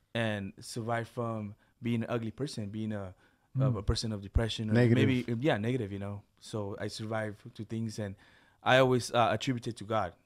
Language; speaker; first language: English; early bilingual, other home language; Spanish